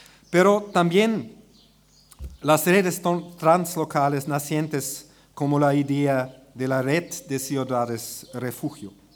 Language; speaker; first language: Spanish; non-native, learner; German